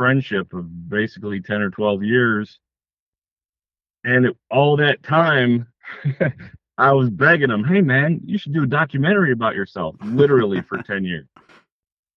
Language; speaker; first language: English; native; English